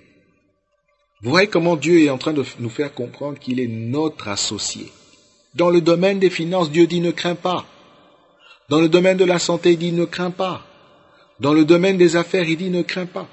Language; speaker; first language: French; non-native, local second language; Lingala